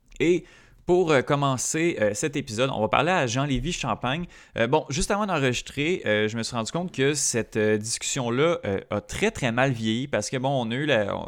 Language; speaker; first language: French; native; French